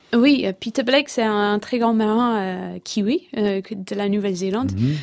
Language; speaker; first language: French; non-native, fluent; English